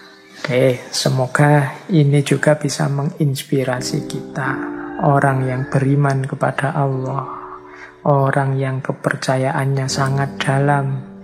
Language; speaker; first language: Indonesian; native; Indonesian